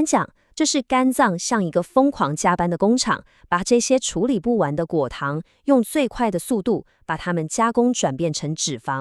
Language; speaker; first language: Chinese; native; Chinese